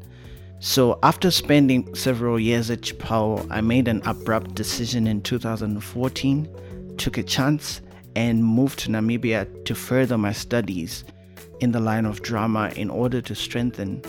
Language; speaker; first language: English; non-native, local second language; Shona